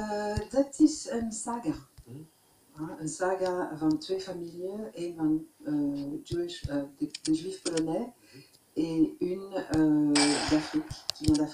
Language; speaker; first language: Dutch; non-native, local second language; French